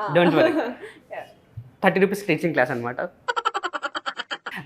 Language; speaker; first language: Telugu; native; Telugu